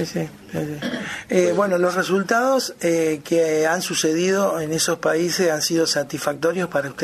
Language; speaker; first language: Spanish; native; Spanish